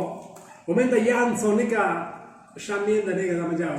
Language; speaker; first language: Chinese; non-native, fluent; Italian